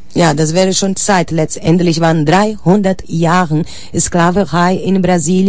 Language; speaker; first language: German; non-native, learner; Portuguese